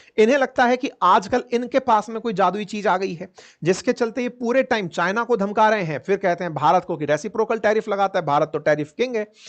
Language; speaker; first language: Hindi; native; Hindi